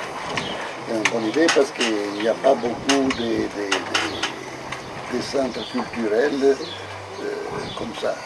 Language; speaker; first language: French; non-native, fluent; Italian